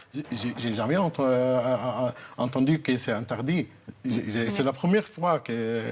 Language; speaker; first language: French; non-native, fluent; Arabic